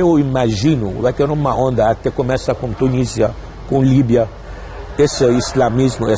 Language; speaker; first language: Portuguese; non-native, fluent; Arabic